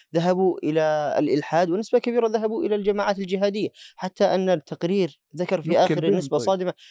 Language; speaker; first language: Arabic; native; Arabic